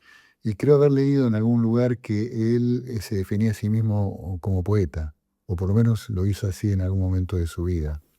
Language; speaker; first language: Spanish; native; Spanish